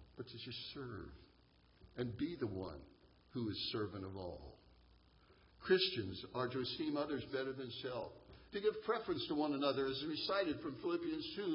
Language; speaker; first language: English; native; English